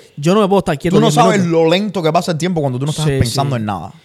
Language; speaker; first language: Spanish; native; Spanish